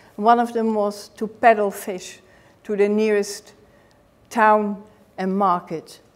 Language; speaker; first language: English; non-native, fluent; Dutch